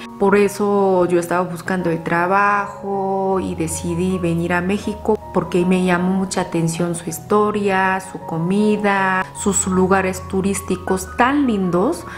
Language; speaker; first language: Spanish; non-native, fluent; Korean